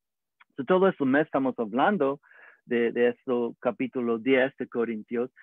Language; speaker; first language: Spanish; early bilingual, heritage; English